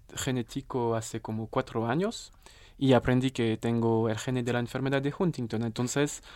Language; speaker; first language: Spanish; non-native, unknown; French